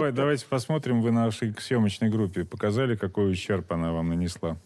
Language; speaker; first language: Russian; native; Russian